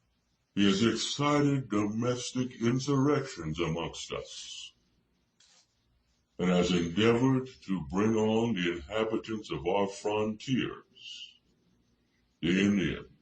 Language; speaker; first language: English; native; English